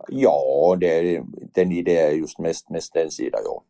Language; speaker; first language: Swedish; non-native, learner; Finnish